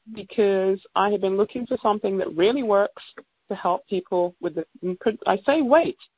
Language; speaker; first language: English; native; English